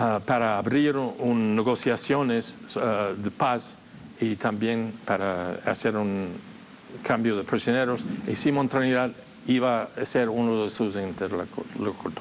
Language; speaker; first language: Spanish; non-native, fluent; English